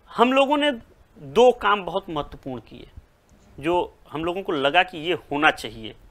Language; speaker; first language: Hindi; native; Hindi